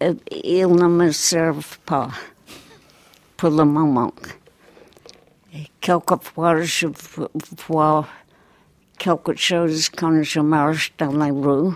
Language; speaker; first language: French; non-native, fluent; English